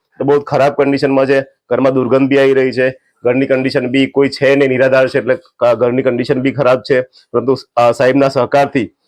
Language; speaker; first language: Gujarati; native; Gujarati